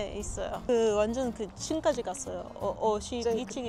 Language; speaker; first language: Korean; non-native, learner; Papiamento